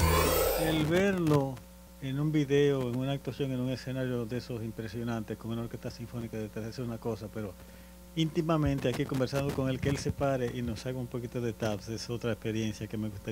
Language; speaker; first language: Spanish; native; Spanish